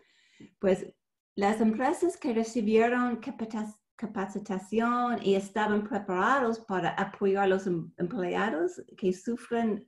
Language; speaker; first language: Spanish; non-native, fluent; English